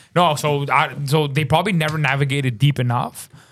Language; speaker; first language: English; native; English